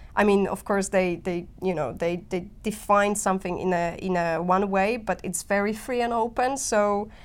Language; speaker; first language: English; non-native, fluent; Polish